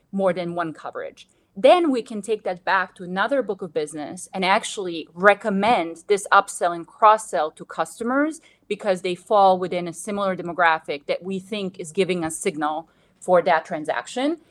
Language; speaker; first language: English; non-native, fluent; Bosnian